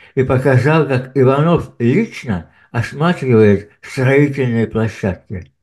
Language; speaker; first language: Russian; native; Russian